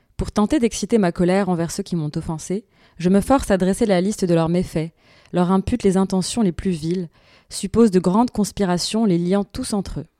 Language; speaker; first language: French; non-native, local second language; Arabic